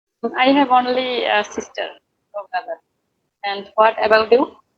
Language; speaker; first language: English; non-native, learner; Bangla